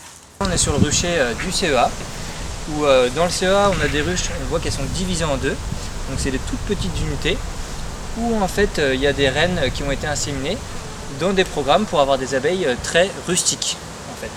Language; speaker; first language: French; native; French